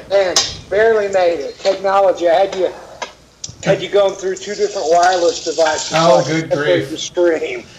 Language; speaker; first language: English; native; English